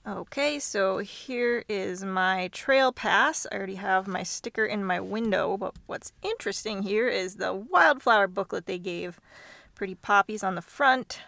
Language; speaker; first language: English; native; English